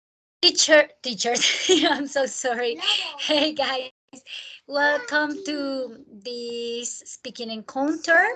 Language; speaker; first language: English; non-native, fluent; Spanish